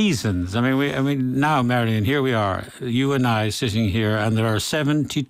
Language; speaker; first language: English; native; English